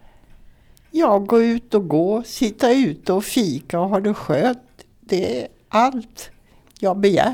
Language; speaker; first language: Swedish; native; Swedish